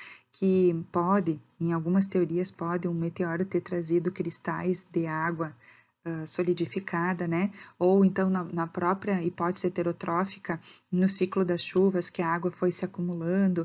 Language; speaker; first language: Portuguese; native; Portuguese